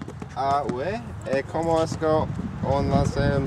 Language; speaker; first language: French; non-native, learner; English